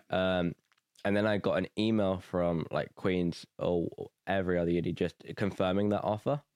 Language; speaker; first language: English; native; English